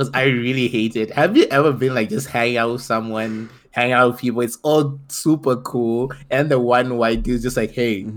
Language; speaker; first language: English; non-native, local second language; Nyanja